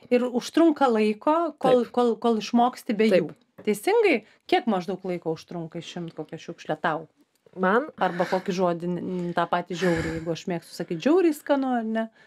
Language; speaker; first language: Lithuanian; native; Lithuanian